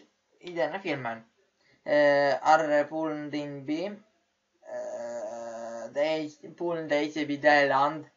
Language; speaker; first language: Norwegian; early bilingual, other home language; Polish